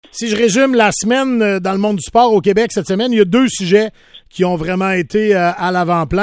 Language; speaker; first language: French; native; French